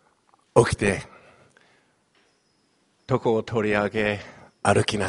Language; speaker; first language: Japanese; non-native, fluent; Chinese